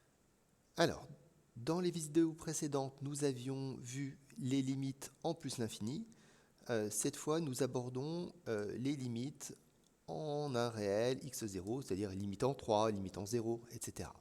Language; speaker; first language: French; native; French